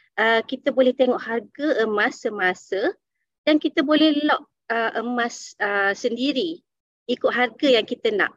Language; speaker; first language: Malay; native; Malay